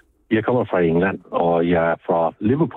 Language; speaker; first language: Danish; non-native, fluent; English